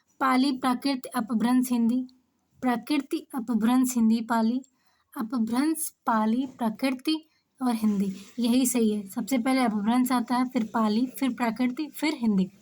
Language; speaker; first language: Hindi; native; Hindi